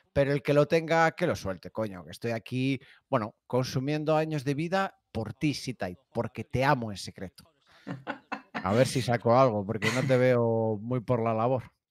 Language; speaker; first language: Spanish; native; Spanish